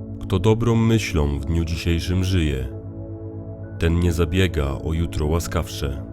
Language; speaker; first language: Polish; native; Polish